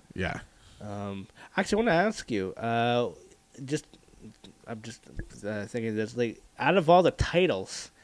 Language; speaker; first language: English; early bilingual, other home language; Filipino